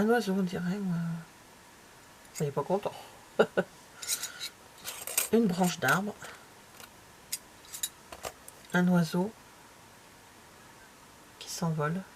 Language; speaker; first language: French; native; French